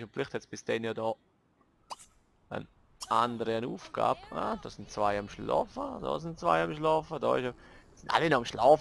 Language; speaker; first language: German; native; German